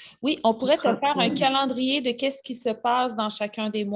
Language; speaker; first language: French; native; French